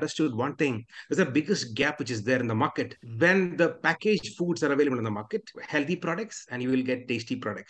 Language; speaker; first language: English; non-native, local second language; Malayalam